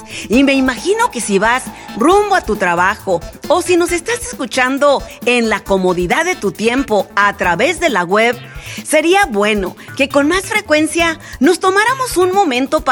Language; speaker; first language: Spanish; native; Spanish